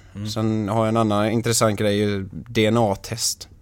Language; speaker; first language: Swedish; native; Swedish